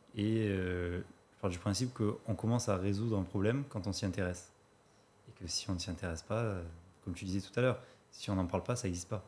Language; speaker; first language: French; native; French